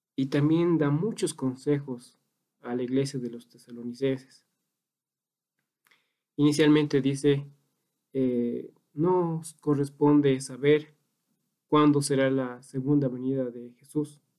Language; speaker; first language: Spanish; native; Spanish